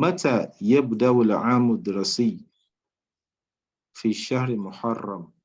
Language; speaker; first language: Arabic; non-native, fluent; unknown